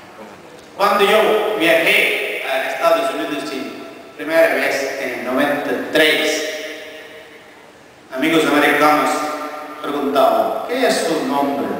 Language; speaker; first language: Spanish; non-native, fluent; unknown